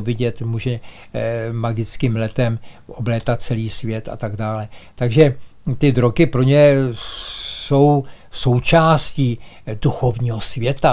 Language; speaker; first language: Czech; native; Czech